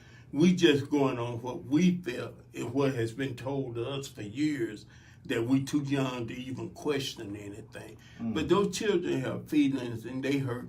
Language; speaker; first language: English; native; English